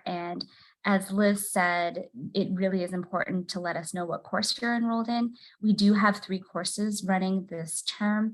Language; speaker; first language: English; native; English